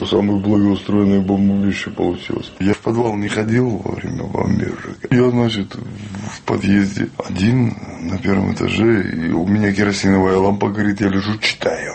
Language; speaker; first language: Russian; non-native, local second language; Chechen